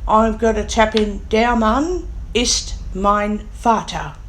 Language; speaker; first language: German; non-native, learner; English